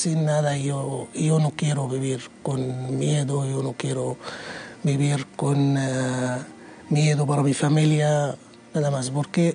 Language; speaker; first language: Spanish; non-native, learner; Arabic